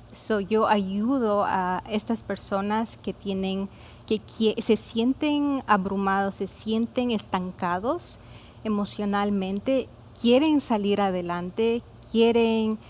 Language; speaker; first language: Spanish; early bilingual, heritage; Spanish